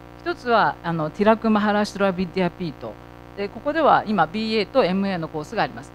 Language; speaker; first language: Japanese; native; Japanese